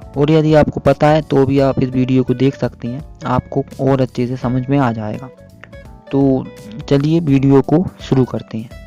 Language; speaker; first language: Hindi; native; Hindi